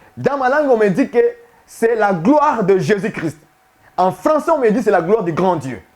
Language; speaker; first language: French; non-native, local second language; Swahili